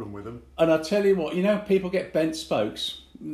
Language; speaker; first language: English; native; English